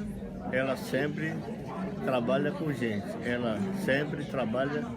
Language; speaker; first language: Portuguese; non-native, local second language; Yanomámi